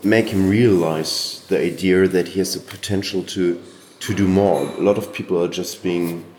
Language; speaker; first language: English; non-native, fluent; German